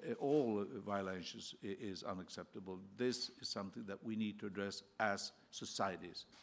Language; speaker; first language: English; non-native, fluent; Swedish